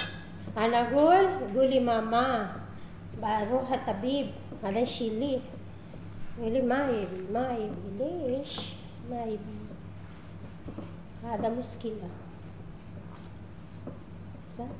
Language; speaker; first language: Arabic; non-native, learner; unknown